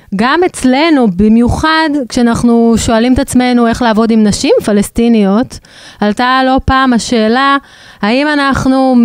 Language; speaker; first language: Hebrew; native; Hebrew